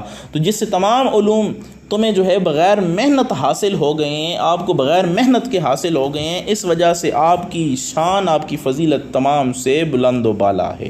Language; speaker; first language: Urdu; native; Urdu